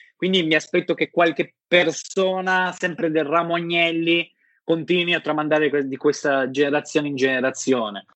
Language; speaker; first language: Italian; native; Italian